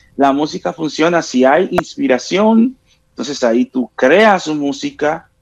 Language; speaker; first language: Spanish; native; Spanish